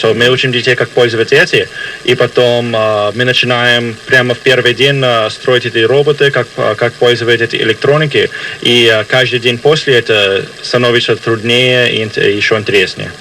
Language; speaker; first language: Russian; early bilingual, heritage; Russian